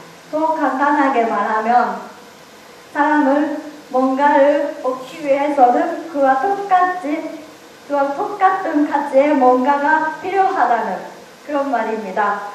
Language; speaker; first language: Korean; non-native, learner; Japanese